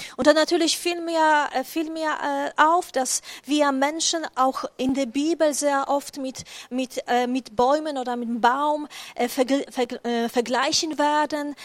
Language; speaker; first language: German; non-native, fluent; Polish